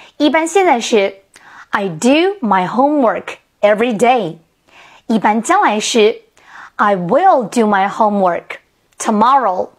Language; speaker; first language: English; non-native, fluent; Chinese